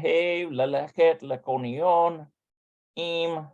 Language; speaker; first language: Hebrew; non-native, learner; English